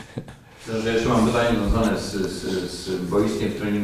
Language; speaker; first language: Czech; non-native, learner; Polish